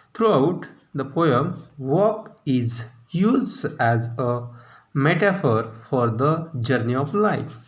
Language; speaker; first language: English; non-native, local second language; Marathi